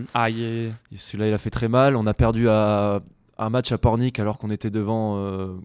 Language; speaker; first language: French; native; French